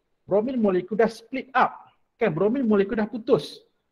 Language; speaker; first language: English; non-native, local second language; Malay